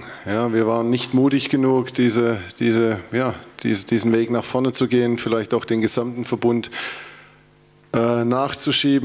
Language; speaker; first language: German; native; German